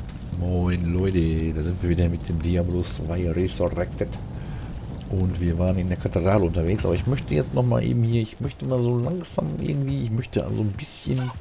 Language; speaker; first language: German; native; German